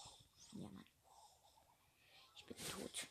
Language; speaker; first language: German; native; German